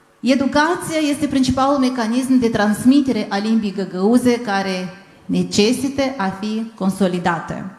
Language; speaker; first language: Romanian; non-native, local second language; Gagauz